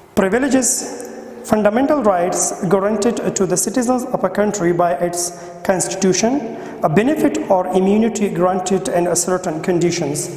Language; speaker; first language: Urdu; non-native, local second language; Pashto